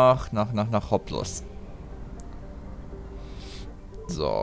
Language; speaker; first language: German; native; German